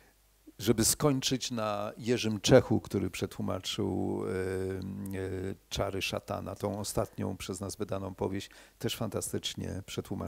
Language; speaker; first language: Polish; native; Polish